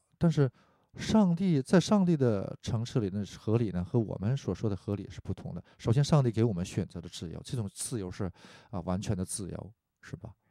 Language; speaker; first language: Chinese; non-native, fluent; Korean